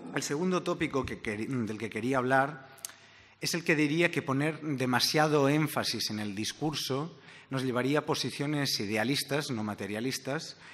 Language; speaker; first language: Spanish; native; Spanish